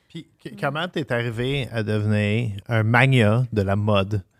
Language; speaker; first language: French; native; French